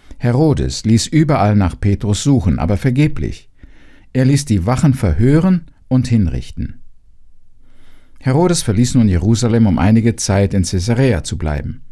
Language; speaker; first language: German; native; German